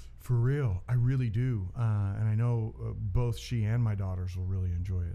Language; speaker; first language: English; early bilingual, other home language; Spanish